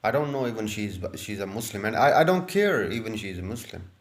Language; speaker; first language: English; non-native, local second language; Urdu